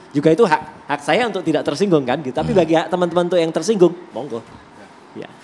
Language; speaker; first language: Indonesian; native; Indonesian